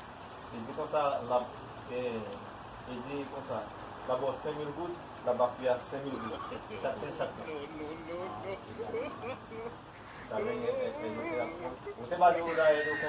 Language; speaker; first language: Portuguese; non-native, learner; Spanish